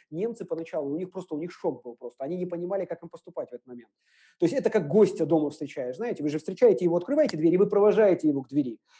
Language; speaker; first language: Russian; native; Russian